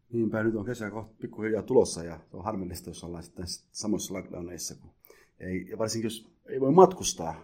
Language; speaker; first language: Finnish; early bilingual, other home language; Somali